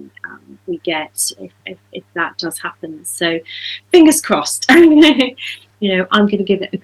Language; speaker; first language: English; native; English